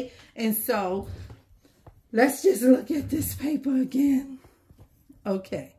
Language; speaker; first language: English; native; English